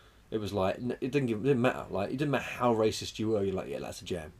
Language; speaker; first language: English; native; English